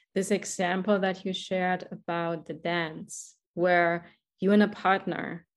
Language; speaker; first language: English; non-native, fluent; German